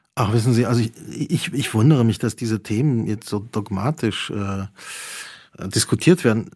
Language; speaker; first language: German; early bilingual, other home language; Polish